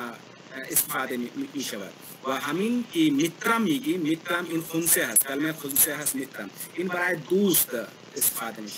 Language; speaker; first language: Persian; non-native, learner; Hindi